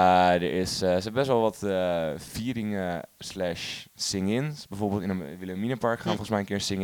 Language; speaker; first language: Dutch; native; Dutch